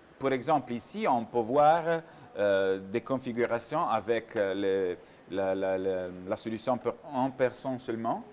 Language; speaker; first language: French; non-native, learner; Italian